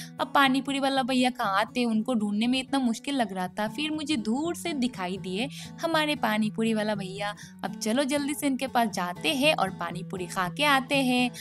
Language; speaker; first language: Hindi; non-native, local second language; Bangla